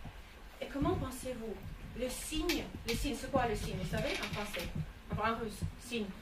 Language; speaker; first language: French; non-native, fluent; Russian